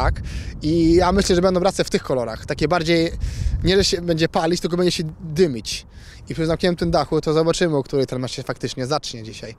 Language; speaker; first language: Polish; native; Polish